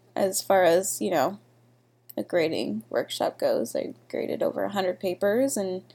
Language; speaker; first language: English; native; English